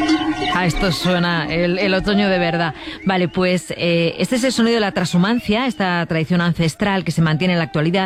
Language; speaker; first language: Spanish; native; Spanish